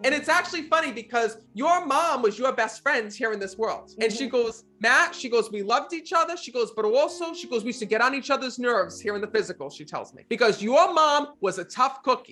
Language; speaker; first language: English; native; English